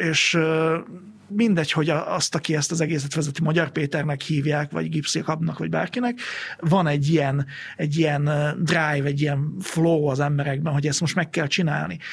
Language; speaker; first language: Hungarian; native; Hungarian